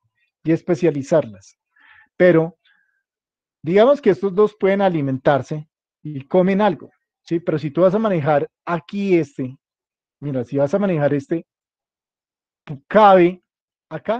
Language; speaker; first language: Spanish; native; Spanish